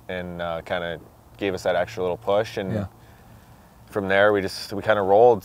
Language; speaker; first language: English; native; English